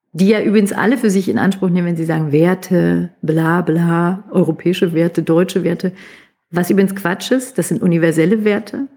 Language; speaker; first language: German; native; German